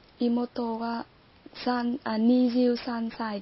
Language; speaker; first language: Japanese; non-native, learner; Vietnamese